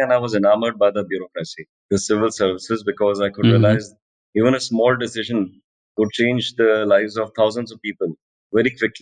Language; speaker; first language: English; non-native, local second language; Hindi